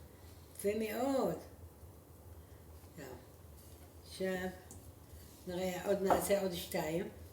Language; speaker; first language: Hebrew; non-native, fluent; Arabic